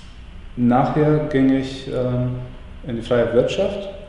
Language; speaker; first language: German; non-native, fluent; Latvian